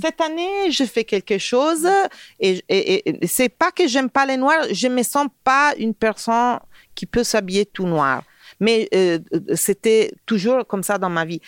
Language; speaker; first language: French; non-native, fluent; Italian